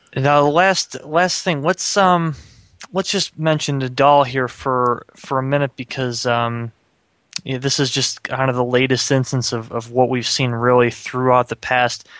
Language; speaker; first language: English; native; English